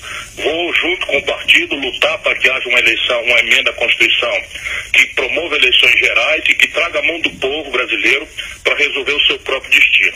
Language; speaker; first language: Portuguese; native; Portuguese